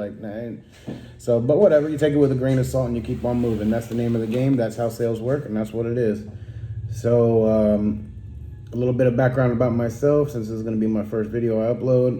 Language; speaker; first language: English; native; English